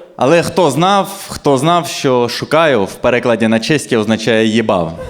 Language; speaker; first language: Ukrainian; non-native, local second language; Russian